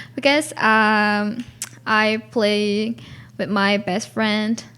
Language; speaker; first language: English; non-native, learner; Indonesian